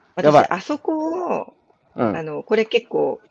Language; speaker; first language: Japanese; native; Japanese